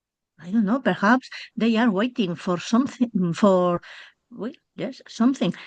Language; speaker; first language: English; non-native, learner; Spanish